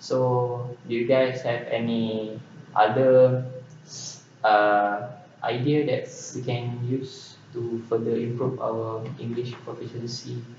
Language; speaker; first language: English; non-native, local second language; Malay